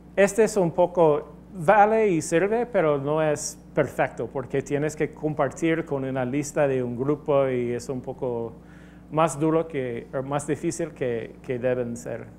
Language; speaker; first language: Spanish; non-native, fluent; English